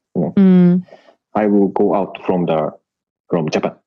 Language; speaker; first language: English; non-native, learner; Japanese